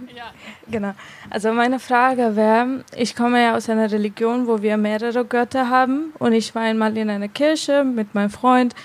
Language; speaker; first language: German; non-native, fluent; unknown